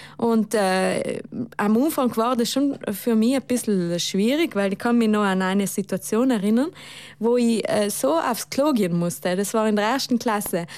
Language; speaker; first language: German; non-native, local second language; Ladin